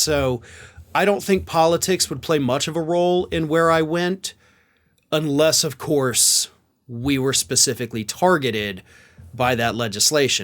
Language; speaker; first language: English; native; English